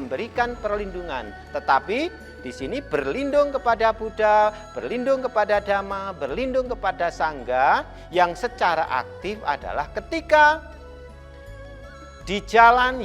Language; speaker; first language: Indonesian; native; Indonesian